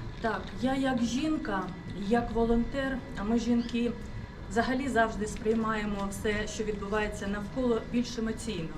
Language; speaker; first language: Ukrainian; non-native, local second language; Russian